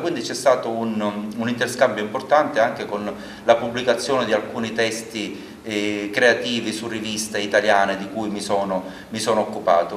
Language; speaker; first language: Italian; native; Italian